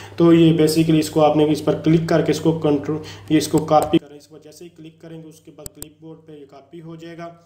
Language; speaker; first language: Urdu; non-native, local second language; Punjabi